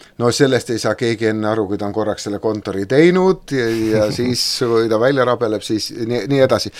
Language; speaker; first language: Estonian; native; Estonian